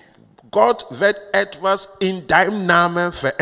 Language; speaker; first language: German; non-native, learner; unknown